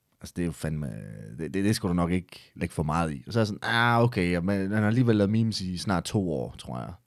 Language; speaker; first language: Danish; native; Danish